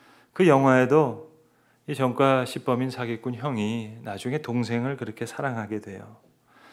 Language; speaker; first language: Korean; native; Korean